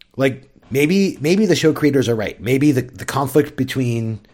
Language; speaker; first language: English; native; English